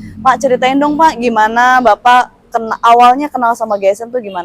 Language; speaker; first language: Indonesian; native; Indonesian